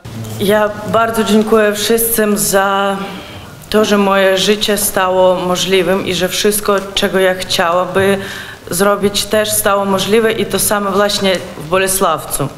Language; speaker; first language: Polish; non-native, learner; Ukrainian